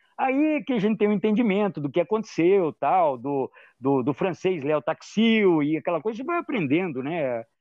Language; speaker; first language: Portuguese; native; Portuguese